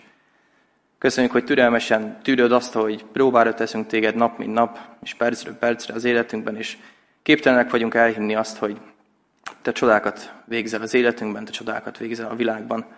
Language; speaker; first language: Hungarian; native; Hungarian